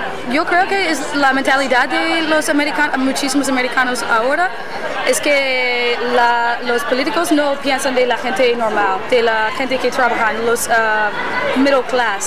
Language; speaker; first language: Spanish; non-native, learner; English